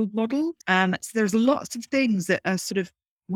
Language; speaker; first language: English; native; English